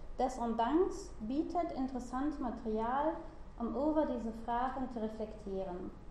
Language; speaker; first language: Dutch; non-native, learner; German